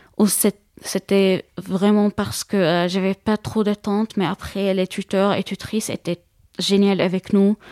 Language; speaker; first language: French; non-native, fluent; Arabic